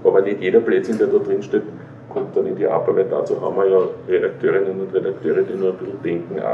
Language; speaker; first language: German; native; German